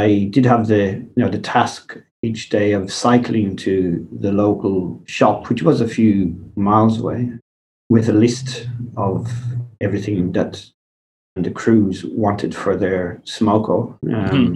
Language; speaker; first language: English; native; English